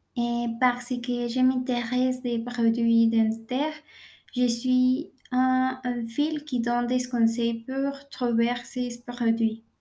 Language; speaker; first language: French; non-native, learner; Spanish